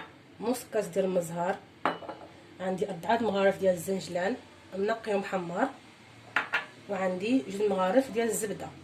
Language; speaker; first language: Arabic; native; Arabic